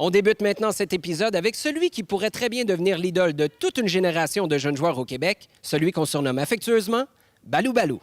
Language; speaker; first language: French; native; French